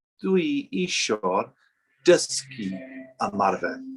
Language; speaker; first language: Welsh; non-native, learner; English